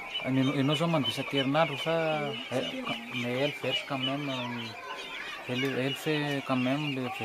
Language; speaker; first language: French; non-native, local second language; Malagasy